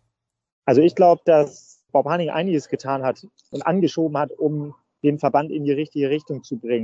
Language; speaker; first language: German; native; German